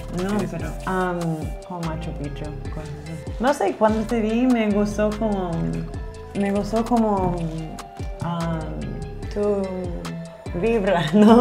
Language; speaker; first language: Spanish; non-native, learner; English